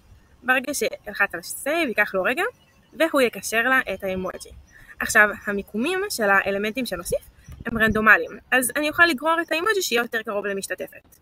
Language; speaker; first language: Hebrew; native; Hebrew